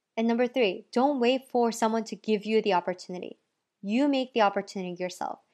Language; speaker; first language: English; early bilingual, other home language; Korean